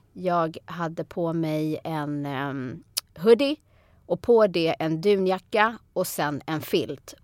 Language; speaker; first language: Swedish; early bilingual, other home language; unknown